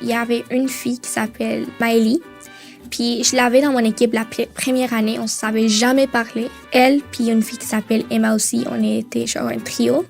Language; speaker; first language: French; early bilingual, other home language; Spanish